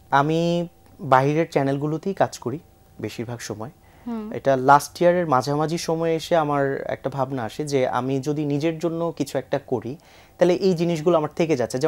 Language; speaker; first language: Bangla; native; Bangla